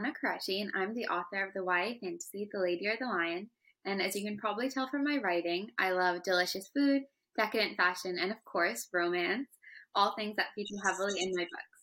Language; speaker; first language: English; native; English